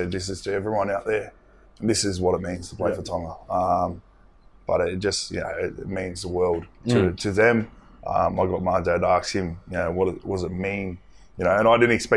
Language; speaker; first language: English; native; English